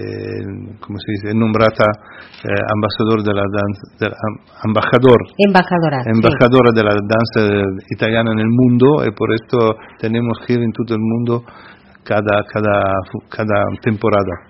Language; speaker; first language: Spanish; non-native, fluent; Italian